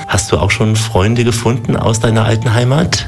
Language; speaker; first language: German; native; German